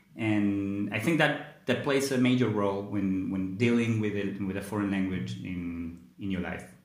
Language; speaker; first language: English; non-native, fluent; Spanish